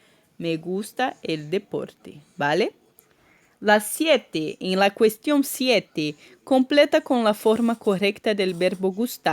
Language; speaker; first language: Spanish; non-native, fluent; Portuguese